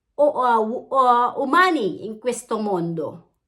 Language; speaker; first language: Italian; non-native, learner; Filipino